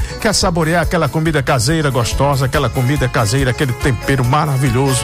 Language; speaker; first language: Portuguese; native; Portuguese